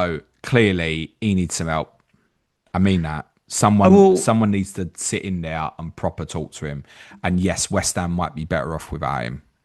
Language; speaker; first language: English; native; English